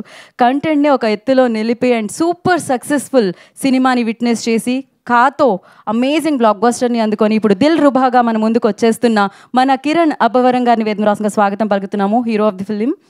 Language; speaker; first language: Telugu; native; Telugu